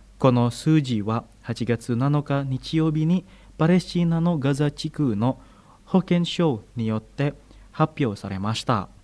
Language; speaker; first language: Japanese; non-native, fluent; Indonesian